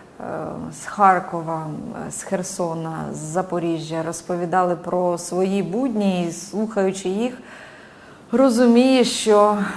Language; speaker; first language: Ukrainian; native; Ukrainian